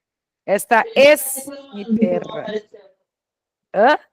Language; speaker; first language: Spanish; non-native, fluent; Portuguese